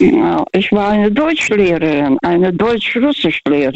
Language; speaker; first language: German; non-native, fluent; Russian